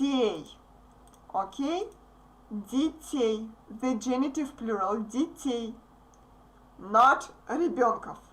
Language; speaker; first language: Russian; native; Russian